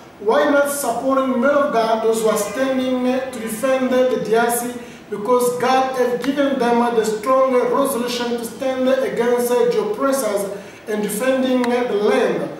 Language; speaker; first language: English; non-native, fluent; Lingala